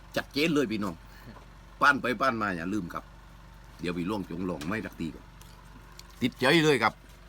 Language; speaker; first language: Thai; native; Thai